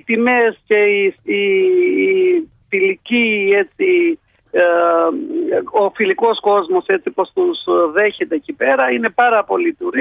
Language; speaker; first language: Greek; non-native, fluent; Albanian